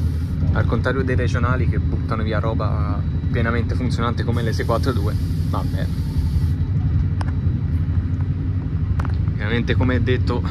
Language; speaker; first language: Italian; native; Italian